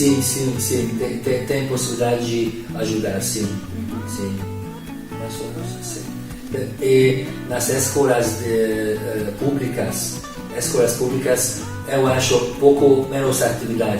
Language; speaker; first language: Portuguese; non-native, fluent; Hungarian